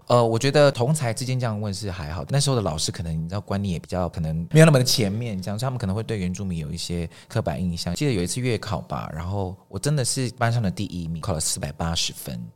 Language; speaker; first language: Chinese; native; Chinese